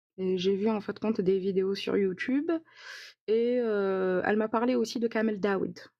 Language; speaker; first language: French; non-native, local second language; Arabic